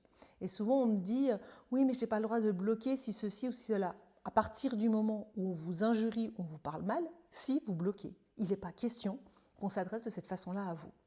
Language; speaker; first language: French; native; French